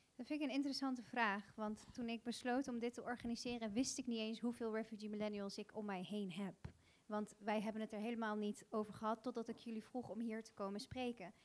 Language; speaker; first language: Dutch; early bilingual, other home language; Bosnian